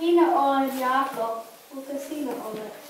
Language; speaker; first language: Finnish; non-native, learner; English